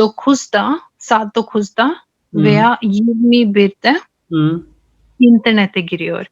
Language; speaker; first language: Turkish; non-native, learner; Urdu